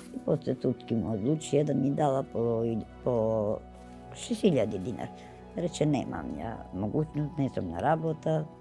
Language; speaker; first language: Macedonian; native; Macedonian